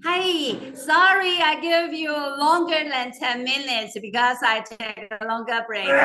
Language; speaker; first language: English; non-native, fluent; Chinese